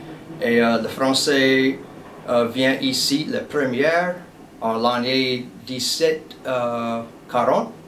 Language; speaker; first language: French; non-native, local second language; English